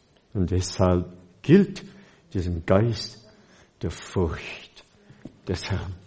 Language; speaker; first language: German; non-native, fluent; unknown